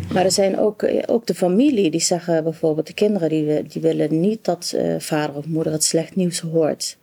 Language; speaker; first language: Dutch; non-native, fluent; Arabic